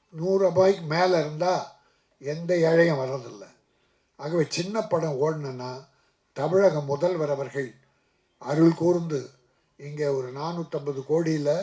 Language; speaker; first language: Tamil; native; Tamil